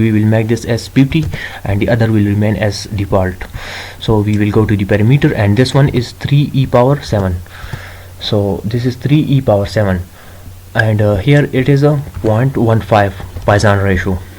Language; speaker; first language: English; non-native, local second language; Urdu